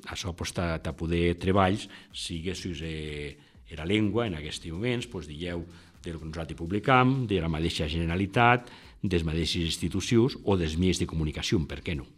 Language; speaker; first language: Catalan; non-native, local second language; Occitan